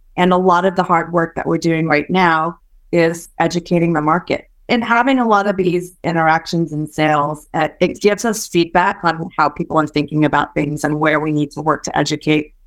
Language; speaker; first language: English; early bilingual, other home language; Min Nan Chinese